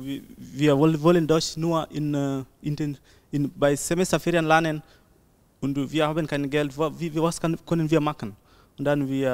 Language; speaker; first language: German; non-native, learner; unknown